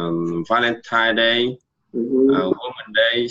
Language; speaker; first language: English; non-native, learner; Vietnamese